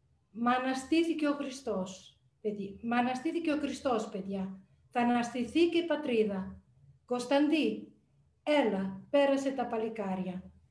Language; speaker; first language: Greek; non-native, fluent; Italian